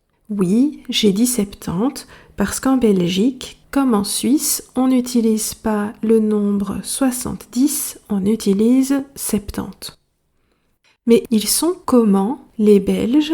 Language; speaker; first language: French; native; French